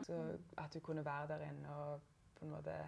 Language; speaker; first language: Norwegian; native; Norwegian